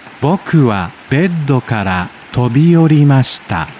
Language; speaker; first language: Japanese; non-native, learner; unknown